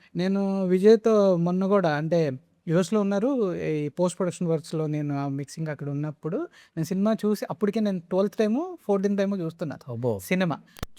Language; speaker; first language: Telugu; native; Telugu